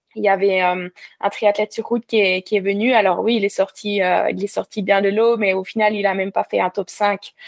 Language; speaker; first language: French; native; French